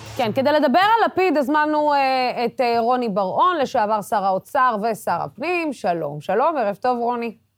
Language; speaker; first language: Hebrew; non-native, local second language; Arabic